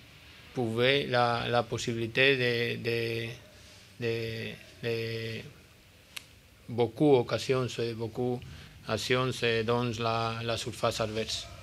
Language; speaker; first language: French; non-native, learner; Spanish